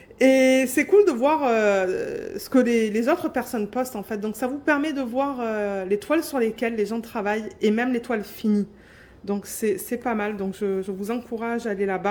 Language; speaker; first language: French; native; French